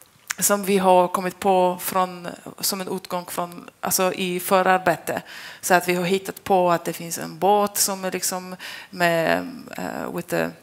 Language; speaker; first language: Swedish; non-native, fluent; Polish